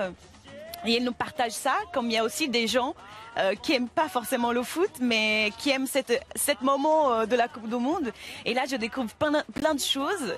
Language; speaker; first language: French; non-native, fluent; Portuguese